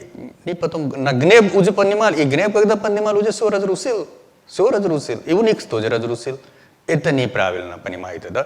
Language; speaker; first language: Russian; non-native, learner; Hindi